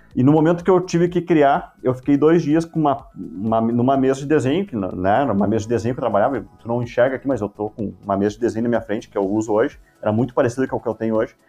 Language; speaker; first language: Portuguese; native; Portuguese